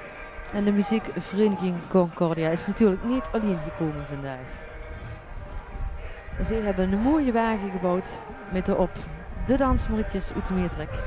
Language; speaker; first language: Dutch; native; Dutch